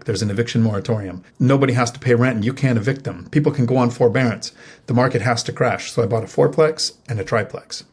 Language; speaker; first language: English; native; English